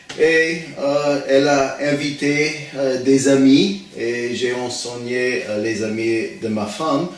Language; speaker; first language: French; non-native, learner; English